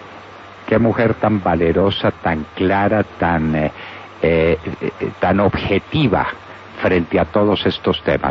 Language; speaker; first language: Spanish; native; Spanish